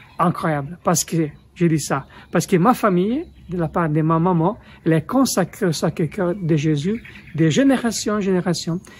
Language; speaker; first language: French; non-native, fluent; Italian